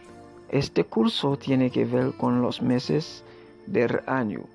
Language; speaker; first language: Spanish; non-native, fluent; Haitian Creole